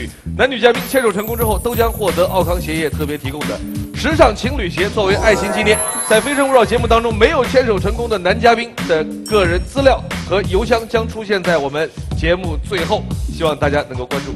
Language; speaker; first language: Chinese; native; Chinese